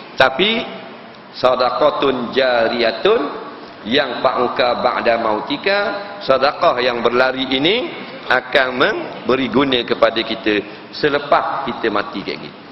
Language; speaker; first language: Malay; native; Malay